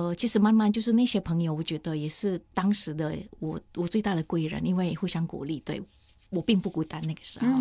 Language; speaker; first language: Chinese; non-native, fluent; Indonesian